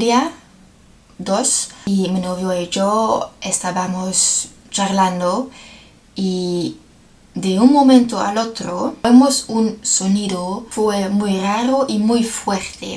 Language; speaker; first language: Spanish; non-native, learner; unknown